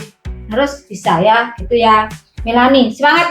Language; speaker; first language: Indonesian; non-native, local second language; Javanese